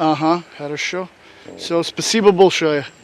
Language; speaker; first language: Russian; non-native, learner; English